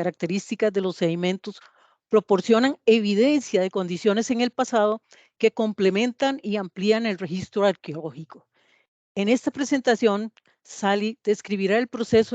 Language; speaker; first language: Spanish; native; Spanish